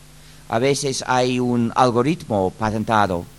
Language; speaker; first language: Spanish; non-native, fluent; English